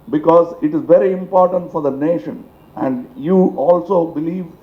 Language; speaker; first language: English; non-native, local second language; Tamil